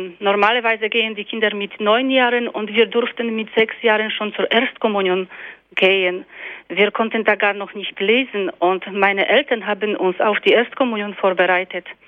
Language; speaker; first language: German; non-native, fluent; Polish